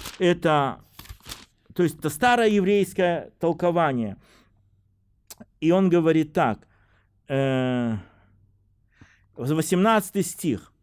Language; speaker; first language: Russian; native; Russian